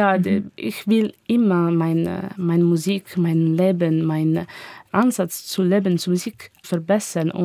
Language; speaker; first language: German; non-native, learner; Italian